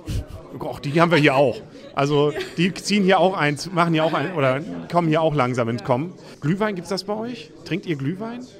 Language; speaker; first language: German; native; German